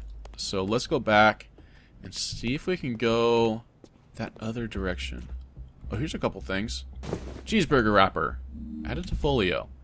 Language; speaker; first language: English; native; English